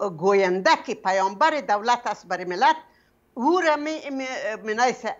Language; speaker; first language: Persian; native; Persian